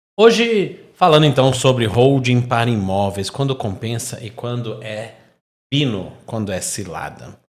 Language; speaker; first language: Portuguese; native; Portuguese